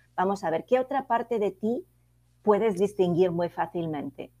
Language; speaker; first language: Spanish; native; Spanish